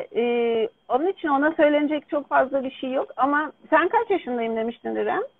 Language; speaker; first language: Turkish; native; Turkish